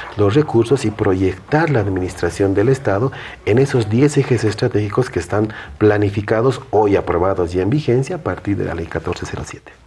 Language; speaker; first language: Spanish; native; Spanish